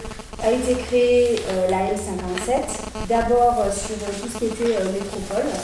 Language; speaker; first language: French; native; French